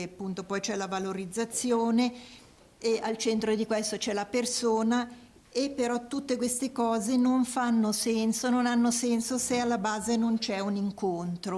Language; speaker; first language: Italian; native; Italian